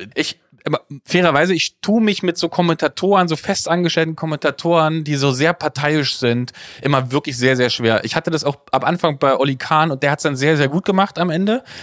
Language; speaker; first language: German; native; German